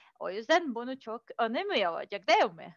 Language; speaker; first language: Turkish; non-native, learner; Russian